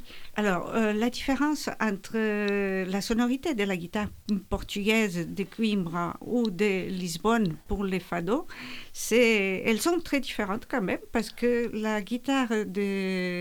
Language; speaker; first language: French; non-native, fluent; Portuguese